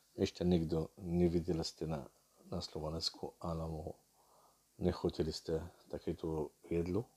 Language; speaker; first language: Slovak; non-native, learner; Arabic